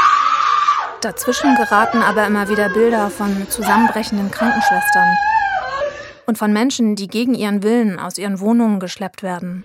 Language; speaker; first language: German; native; German